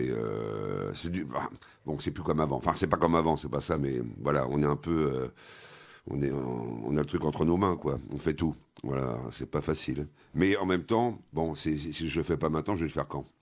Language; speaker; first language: French; native; French